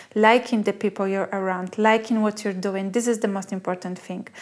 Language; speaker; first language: English; non-native, fluent; Polish